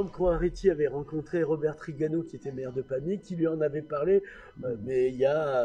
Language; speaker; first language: French; native; French